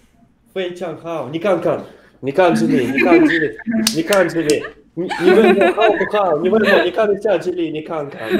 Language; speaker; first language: Chinese; non-native, learner; Russian